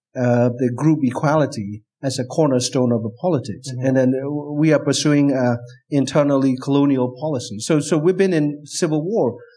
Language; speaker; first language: English; non-native, fluent; Burmese